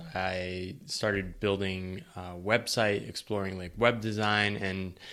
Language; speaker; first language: English; native; English